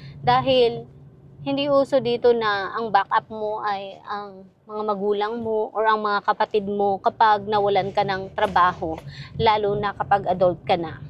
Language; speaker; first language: Filipino; native; Filipino